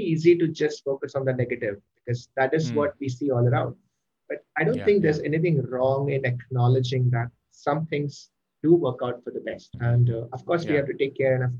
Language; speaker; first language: English; non-native, local second language; Malayalam